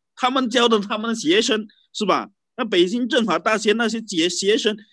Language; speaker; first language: Chinese; native; Chinese